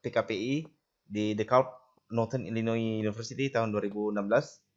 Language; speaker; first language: Indonesian; native; Indonesian